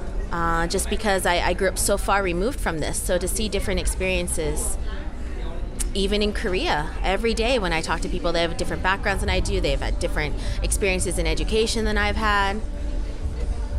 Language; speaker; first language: English; native; English